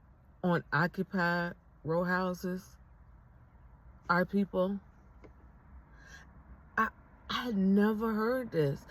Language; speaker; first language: English; native; English